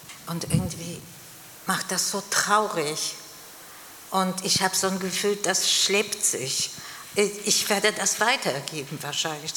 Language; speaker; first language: German; non-native, fluent; Polish